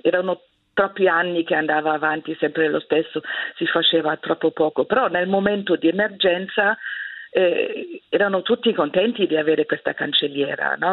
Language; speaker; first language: Italian; non-native, fluent; German